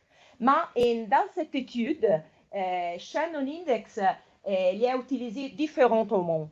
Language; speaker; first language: French; non-native, fluent; Italian